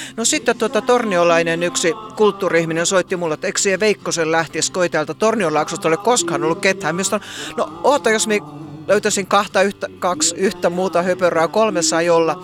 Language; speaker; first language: Finnish; native; Finnish